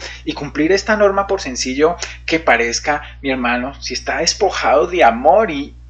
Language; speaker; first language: Spanish; native; Spanish